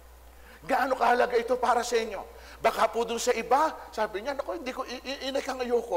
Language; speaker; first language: Filipino; native; Filipino